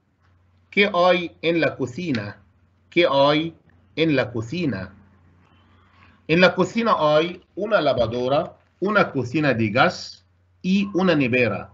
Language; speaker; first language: Spanish; non-native, fluent; Arabic